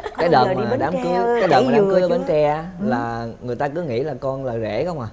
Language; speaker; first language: Vietnamese; native; Vietnamese